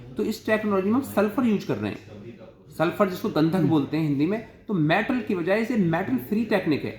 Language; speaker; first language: Hindi; native; Hindi